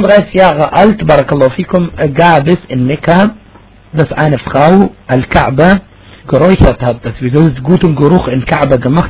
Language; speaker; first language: German; non-native, fluent; Arabic